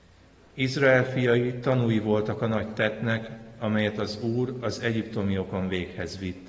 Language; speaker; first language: Hungarian; native; Hungarian